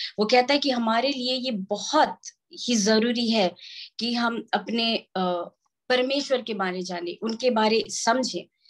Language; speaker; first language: Hindi; non-native, local second language; Santali